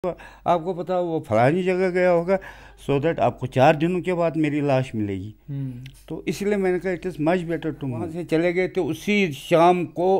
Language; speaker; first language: Hindi; non-native, local second language; Kashmiri